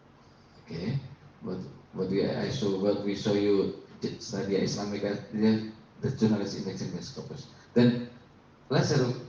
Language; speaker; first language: English; non-native, learner; Indonesian